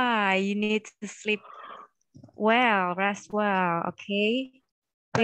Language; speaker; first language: English; non-native, fluent; Indonesian